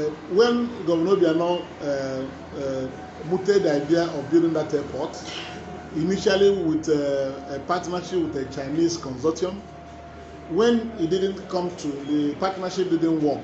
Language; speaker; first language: English; non-native, local second language; Igbo